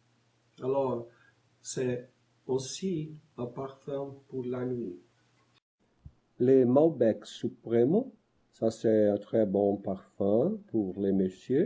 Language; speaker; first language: French; non-native, learner; Portuguese